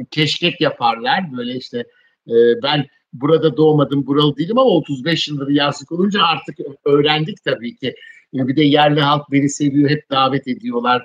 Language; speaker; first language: Turkish; native; Turkish